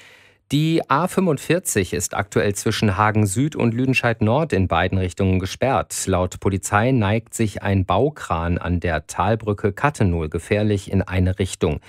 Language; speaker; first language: German; native; German